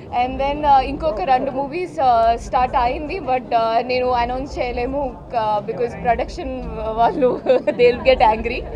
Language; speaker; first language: Telugu; non-native, fluent; Hindi